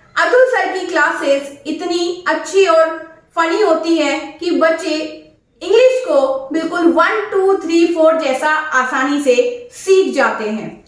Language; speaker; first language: Hindi; native; Hindi